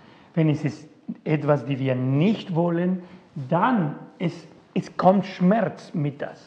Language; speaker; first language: German; non-native, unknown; Spanish